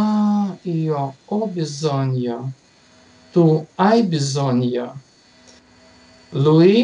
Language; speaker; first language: Italian; non-native, learner; Lithuanian